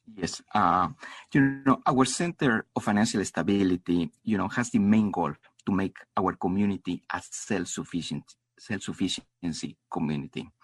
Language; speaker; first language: English; non-native, fluent; Spanish